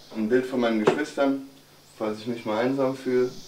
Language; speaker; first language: German; native; German